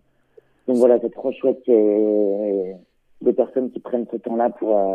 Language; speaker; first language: French; native; French